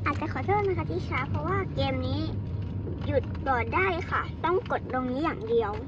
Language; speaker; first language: Thai; native; Thai